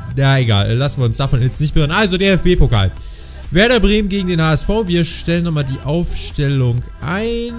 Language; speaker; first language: German; native; German